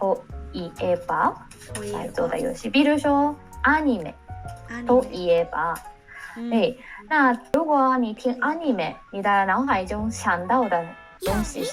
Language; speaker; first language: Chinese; non-native, fluent; Japanese